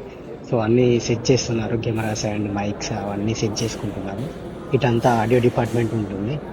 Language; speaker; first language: Telugu; native; Telugu